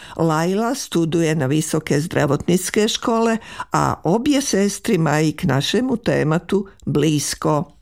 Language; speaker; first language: Czech; native; Czech